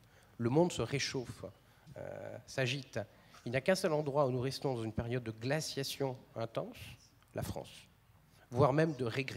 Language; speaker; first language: French; native; French